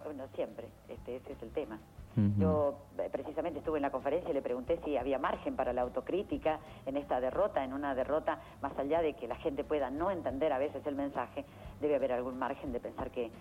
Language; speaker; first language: Spanish; native; Spanish